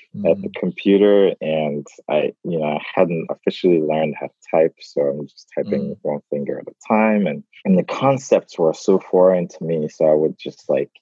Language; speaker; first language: English; non-native, local second language; Igbo